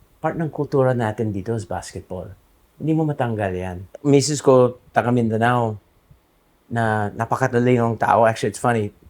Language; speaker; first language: Filipino; non-native, fluent; English